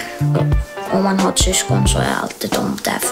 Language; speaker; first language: Swedish; early bilingual, heritage; Swedish